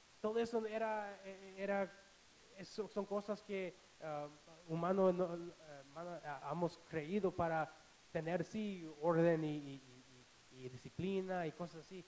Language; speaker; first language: Spanish; non-native, fluent; English